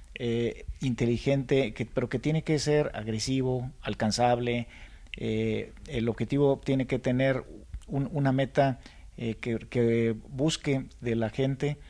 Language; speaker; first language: Spanish; native; Spanish